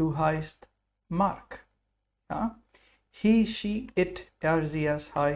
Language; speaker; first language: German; non-native, fluent; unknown